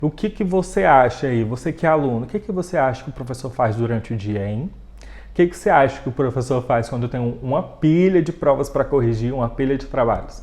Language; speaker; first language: Portuguese; native; Portuguese